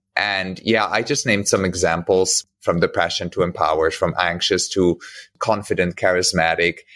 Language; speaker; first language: English; non-native, fluent; German